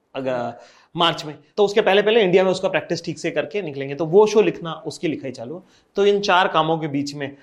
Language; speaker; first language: Hindi; native; Hindi